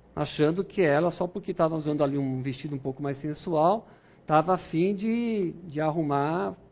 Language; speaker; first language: Portuguese; non-native, fluent; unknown